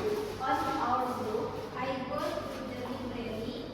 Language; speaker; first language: English; non-native, learner; Indonesian